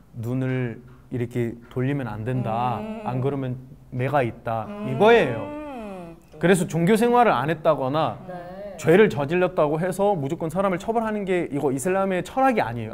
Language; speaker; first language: Korean; non-native, fluent; Arabic